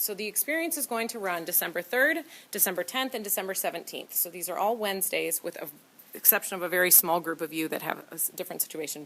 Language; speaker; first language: English; native; English